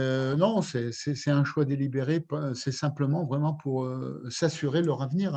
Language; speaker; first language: French; native; French